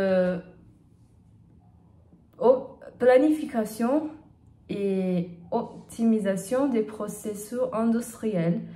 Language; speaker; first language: French; non-native, learner; Portuguese